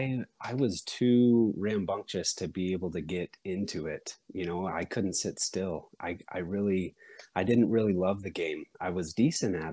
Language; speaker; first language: English; native; English